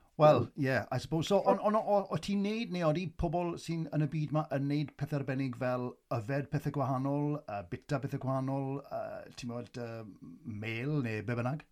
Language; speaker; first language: Welsh; native; Welsh